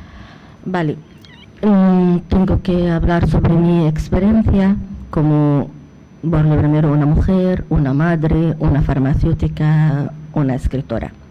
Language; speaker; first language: Spanish; non-native, fluent; Arabic